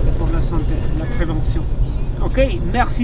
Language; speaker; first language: French; non-native, learner; Czech